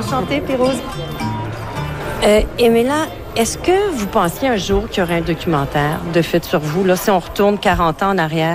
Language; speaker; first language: French; native; French